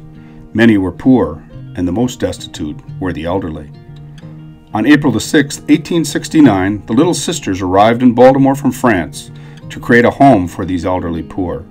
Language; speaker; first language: English; native; English